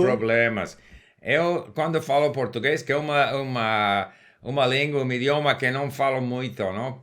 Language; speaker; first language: Portuguese; non-native, learner; English